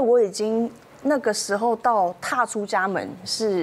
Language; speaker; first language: Chinese; native; Chinese